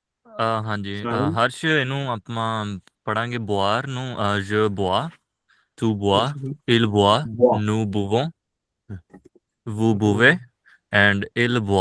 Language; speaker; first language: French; non-native, learner; Punjabi